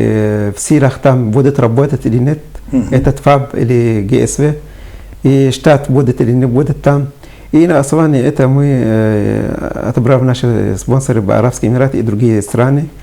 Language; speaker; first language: Russian; non-native, fluent; Arabic